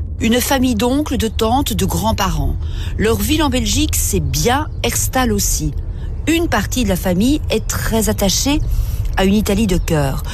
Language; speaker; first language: French; native; French